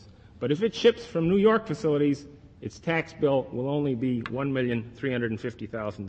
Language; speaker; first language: English; native; English